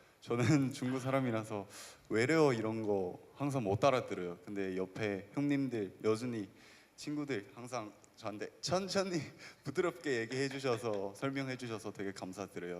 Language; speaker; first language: Korean; non-native, learner; Chinese